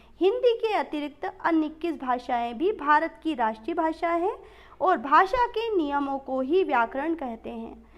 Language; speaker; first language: Hindi; native; Hindi